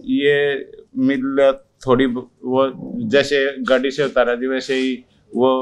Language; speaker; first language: Hindi; native; Hindi